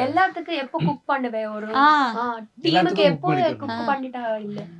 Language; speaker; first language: Tamil; non-native, learner; Telugu